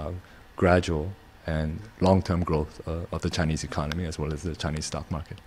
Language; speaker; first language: English; non-native, fluent; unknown